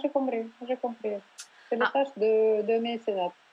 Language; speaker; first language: French; non-native, learner; Russian